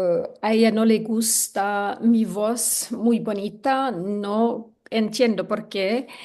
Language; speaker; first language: Spanish; non-native, learner; English